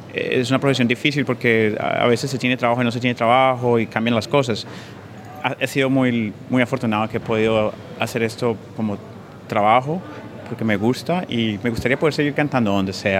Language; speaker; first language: Spanish; native; Spanish